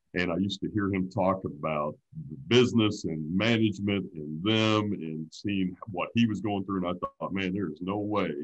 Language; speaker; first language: English; native; English